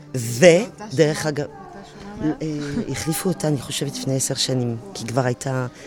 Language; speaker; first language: Hebrew; non-native, fluent; French